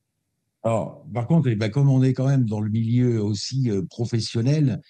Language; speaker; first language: French; native; French